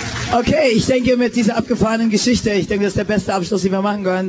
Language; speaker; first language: German; native; German